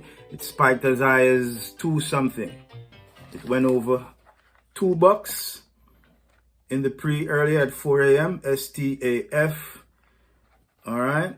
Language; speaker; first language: English; native; English